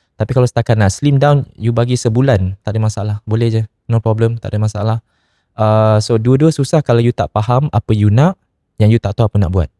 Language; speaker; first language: Malay; native; Malay